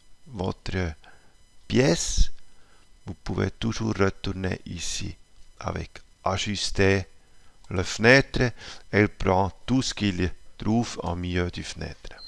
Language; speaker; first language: French; non-native, local second language; German